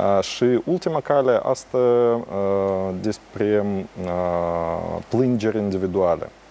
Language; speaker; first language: Romanian; non-native, local second language; Russian